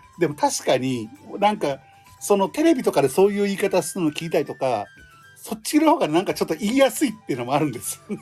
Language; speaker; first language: Japanese; native; Japanese